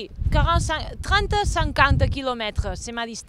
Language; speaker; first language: French; non-native, fluent; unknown